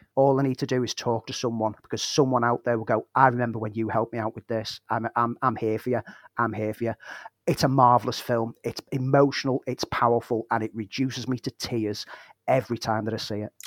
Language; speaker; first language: English; native; English